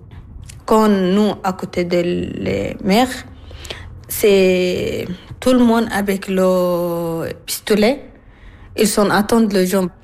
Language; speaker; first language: French; non-native, learner; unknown